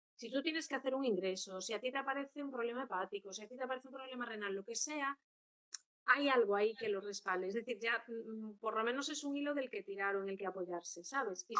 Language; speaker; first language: Spanish; non-native, local second language; Galician